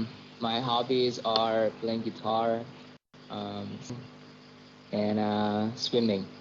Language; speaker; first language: English; non-native, learner; Vietnamese